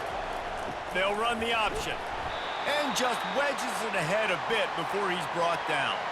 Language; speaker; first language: English; native; English